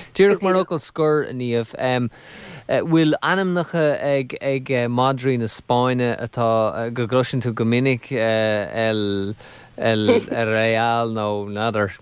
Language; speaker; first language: Irish; native; Irish